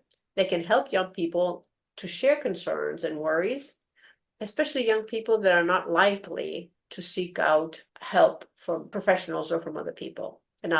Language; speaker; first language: English; non-native, fluent; Greek